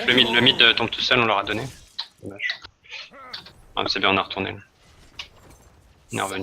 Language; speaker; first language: French; native; French